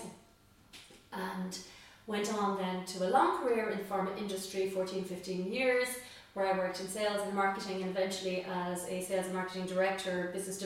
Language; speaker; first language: English; native; English